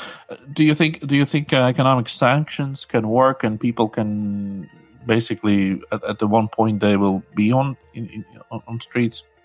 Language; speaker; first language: English; non-native, fluent; Latvian